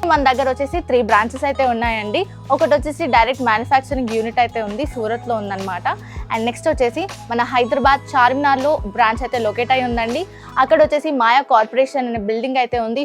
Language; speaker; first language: Telugu; native; Telugu